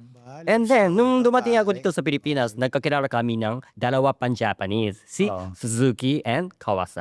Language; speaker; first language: Filipino; non-native, learner; Japanese